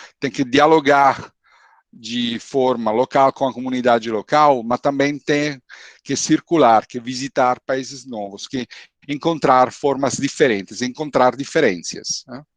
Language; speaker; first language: Portuguese; non-native, fluent; Italian